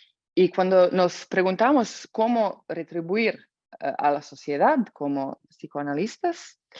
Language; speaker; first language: Spanish; non-native, fluent; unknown